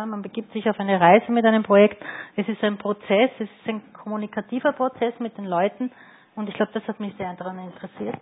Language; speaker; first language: German; native; German